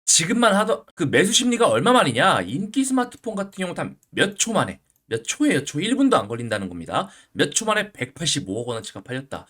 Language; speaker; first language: Korean; native; Korean